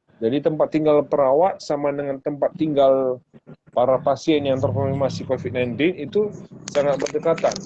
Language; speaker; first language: Indonesian; native; Indonesian